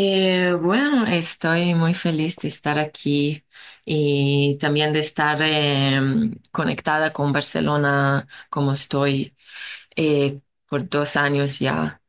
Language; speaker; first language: Spanish; non-native, learner; Hebrew